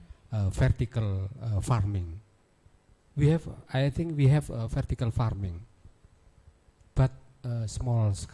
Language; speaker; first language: English; non-native, learner; Indonesian